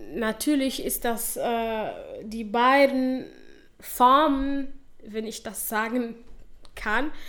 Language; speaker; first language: German; non-native, fluent; Somali